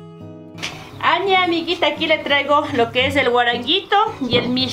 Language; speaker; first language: Spanish; native; Spanish